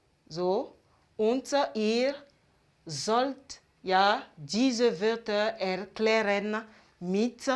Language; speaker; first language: German; non-native, fluent; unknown